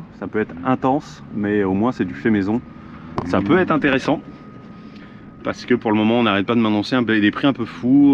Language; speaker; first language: French; native; French